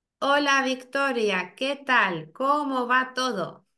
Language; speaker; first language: Spanish; non-native, fluent; Lithuanian